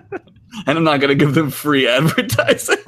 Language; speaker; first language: English; native; English